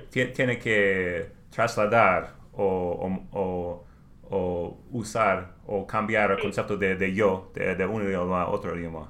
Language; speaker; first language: Spanish; non-native, learner; English